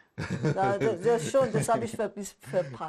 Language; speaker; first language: German; non-native, learner; Persian